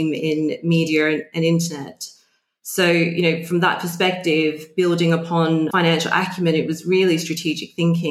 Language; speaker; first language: English; native; English